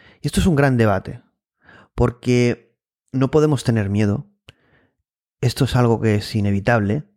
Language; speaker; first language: Spanish; native; Spanish